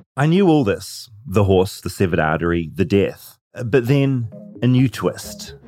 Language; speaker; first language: English; native; English